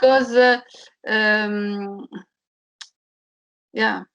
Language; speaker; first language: English; non-native, learner; Italian